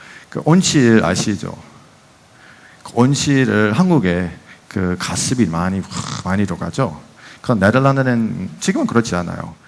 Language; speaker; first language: Korean; non-native, fluent; Dutch